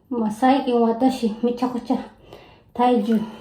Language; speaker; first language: Japanese; non-native, learner; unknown